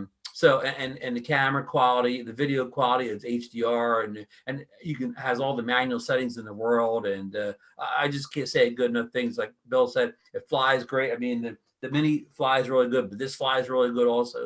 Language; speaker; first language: English; native; English